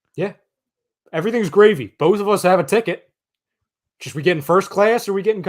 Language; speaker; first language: English; native; English